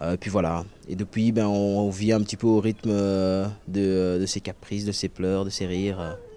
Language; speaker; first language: French; native; French